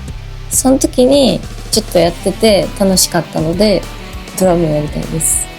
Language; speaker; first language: Japanese; native; Japanese